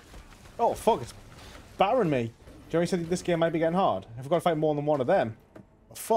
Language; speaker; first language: English; native; English